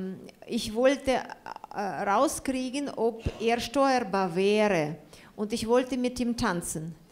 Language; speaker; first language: German; non-native, fluent; Russian